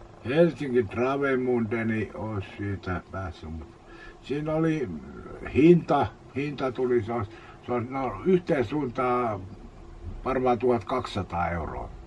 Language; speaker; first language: Finnish; native; Finnish